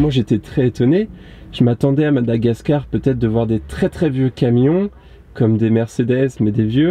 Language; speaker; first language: French; native; French